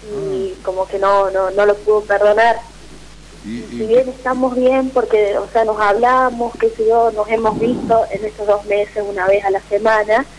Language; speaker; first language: Spanish; native; Spanish